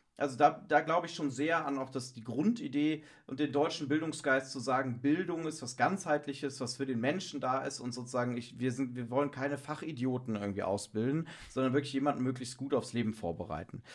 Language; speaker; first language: German; native; German